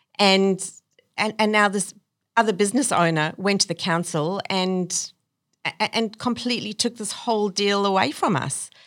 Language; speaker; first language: English; native; English